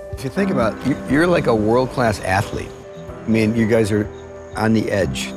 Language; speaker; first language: English; native; English